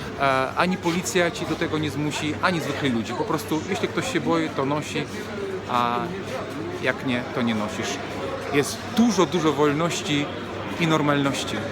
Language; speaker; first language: Polish; non-native, fluent; Russian